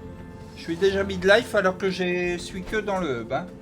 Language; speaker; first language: French; native; French